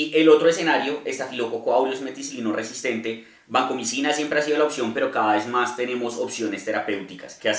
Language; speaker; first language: Spanish; native; Spanish